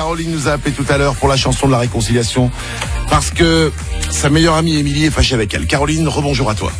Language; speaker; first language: French; native; French